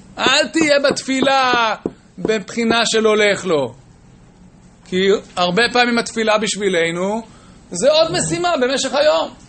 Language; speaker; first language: Hebrew; native; Hebrew